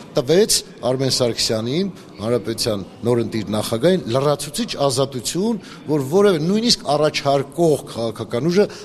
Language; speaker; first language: Armenian; native; Armenian